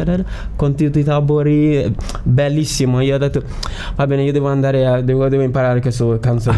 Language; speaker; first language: Italian; non-native, learner; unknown